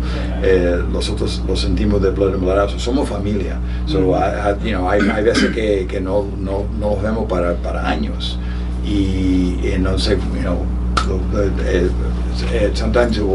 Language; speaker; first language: Spanish; early bilingual, heritage; Spanish